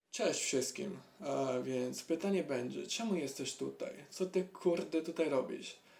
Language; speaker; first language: Polish; non-native, learner; Italian